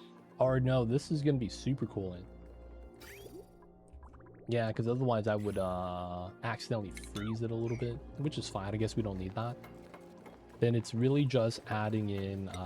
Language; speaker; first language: English; native; English